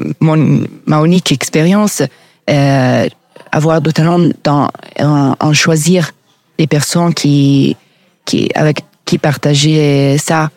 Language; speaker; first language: French; non-native, learner; Italian